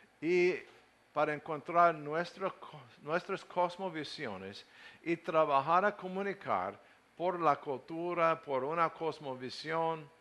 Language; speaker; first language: Spanish; non-native, learner; English